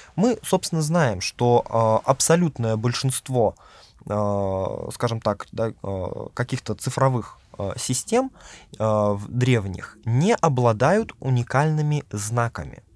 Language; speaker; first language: Russian; native; Russian